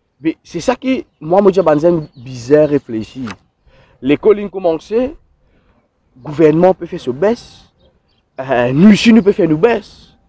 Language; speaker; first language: French; non-native, local second language; Morisyen